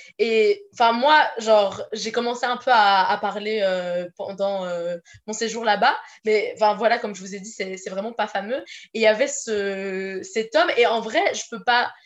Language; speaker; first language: French; native; French